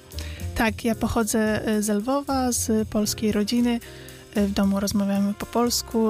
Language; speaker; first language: Polish; early bilingual, heritage; Polish